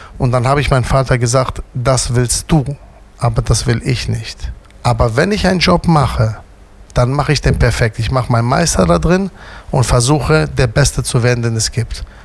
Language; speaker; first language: German; native; German